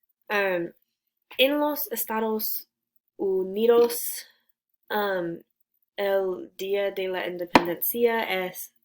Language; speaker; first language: Spanish; non-native, learner; English